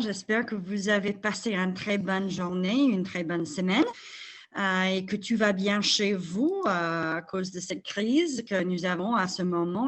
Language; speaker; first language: French; non-native, fluent; English